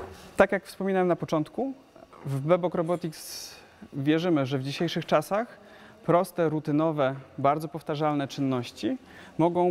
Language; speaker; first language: Polish; native; Polish